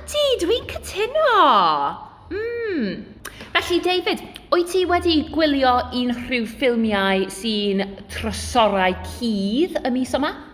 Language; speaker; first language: Welsh; non-native, learner; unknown